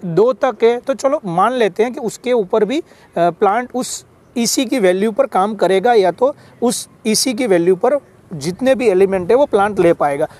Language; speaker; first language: Hindi; non-native, local second language; Gujarati